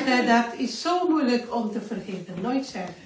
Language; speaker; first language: Dutch; non-native, learner; Indonesian